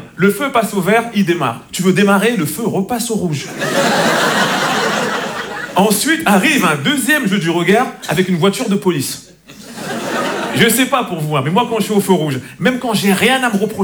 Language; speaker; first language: French; native; French